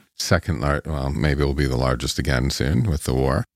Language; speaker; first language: English; native; English